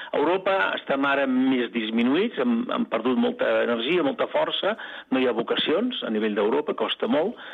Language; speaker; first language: Catalan; native; Catalan